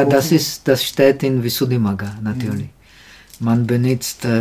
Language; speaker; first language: German; non-native, learner; Czech